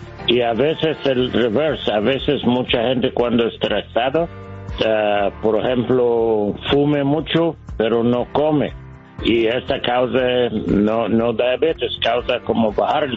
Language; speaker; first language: Spanish; non-native, learner; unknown